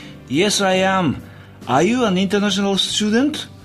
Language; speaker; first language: English; non-native, learner; Japanese